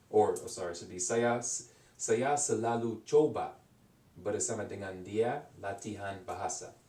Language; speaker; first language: Indonesian; non-native, learner; English